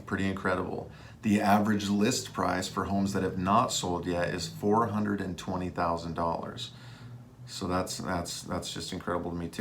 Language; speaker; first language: English; native; English